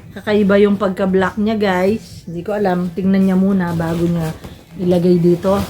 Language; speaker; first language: Filipino; non-native, local second language; Pampanga